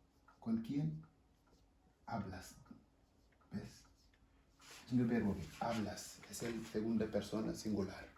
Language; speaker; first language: Spanish; non-native, fluent; Wolof